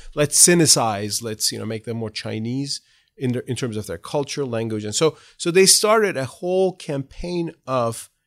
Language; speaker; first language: English; non-native, fluent; Turkish